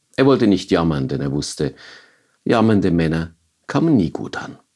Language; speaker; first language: German; native; German